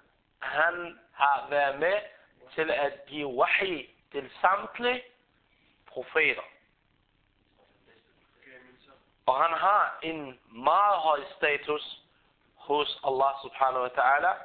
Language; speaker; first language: Danish; early bilingual, other home language; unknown